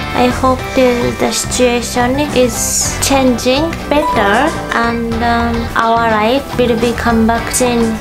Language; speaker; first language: English; non-native, learner; Japanese